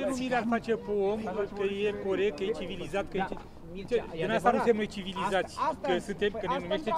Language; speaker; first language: Romanian; non-native, local second language; Romany